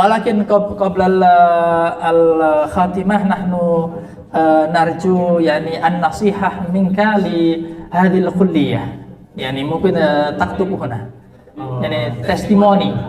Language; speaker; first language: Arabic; non-native, learner; Indonesian